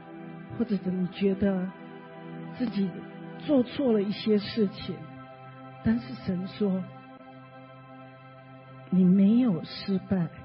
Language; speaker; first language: Chinese; native; Chinese